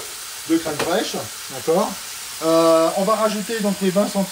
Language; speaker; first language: French; native; French